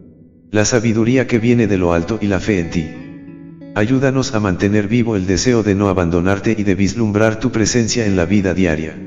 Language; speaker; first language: Spanish; native; Spanish